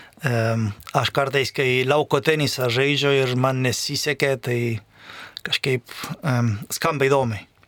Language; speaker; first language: Lithuanian; non-native, fluent; Spanish